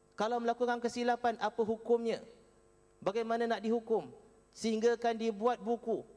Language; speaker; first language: Malay; native; Malay